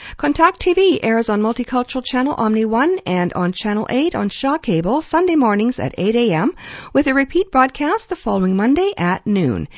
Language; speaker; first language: English; early bilingual, other home language; Ukrainian